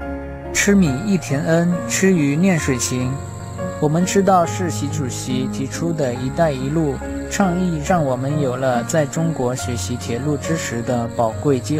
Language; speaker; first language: Chinese; non-native, fluent; Lao